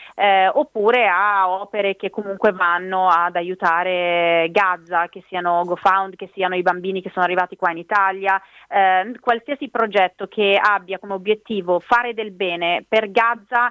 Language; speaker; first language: Italian; native; Italian